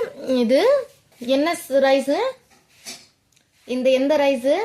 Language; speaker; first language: Tamil; early bilingual, heritage; Tamil